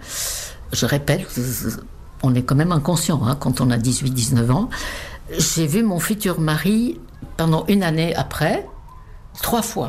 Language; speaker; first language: French; non-native, fluent; Czech